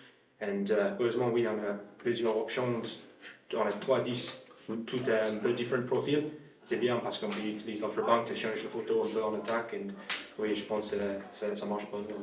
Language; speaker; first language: French; non-native, learner; English